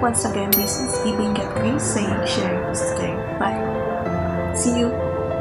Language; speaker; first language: English; non-native, local second language; Filipino